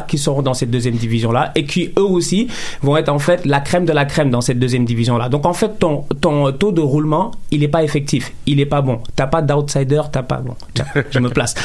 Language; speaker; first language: French; non-native, local second language; Wolof